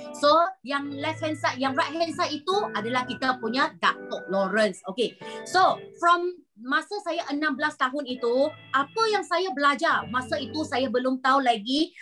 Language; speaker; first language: Malay; non-native, local second language; Chinese